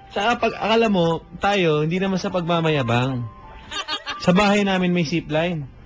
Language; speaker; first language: Filipino; native; Filipino